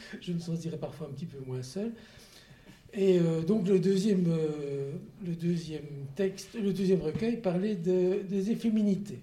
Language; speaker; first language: French; native; French